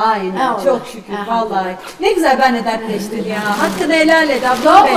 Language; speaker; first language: Turkish; native; Turkish